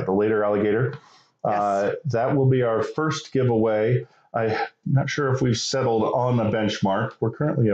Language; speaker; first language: English; native; English